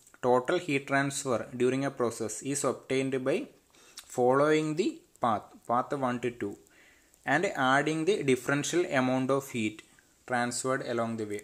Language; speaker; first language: English; non-native, local second language; Malayalam